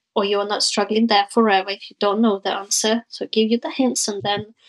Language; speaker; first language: English; non-native, fluent; Ukrainian